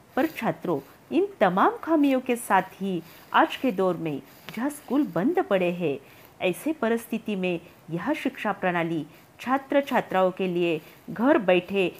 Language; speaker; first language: Hindi; non-native, local second language; Marathi